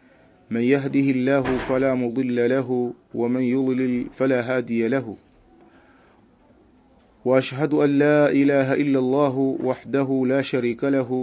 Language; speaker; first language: Arabic; non-native, fluent; Swahili